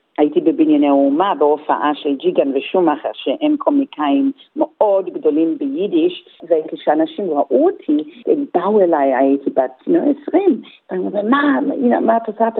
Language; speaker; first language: Hebrew; non-native, fluent; Yiddish